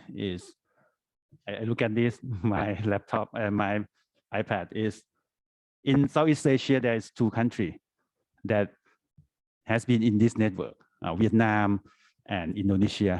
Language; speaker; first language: English; non-native, fluent; Thai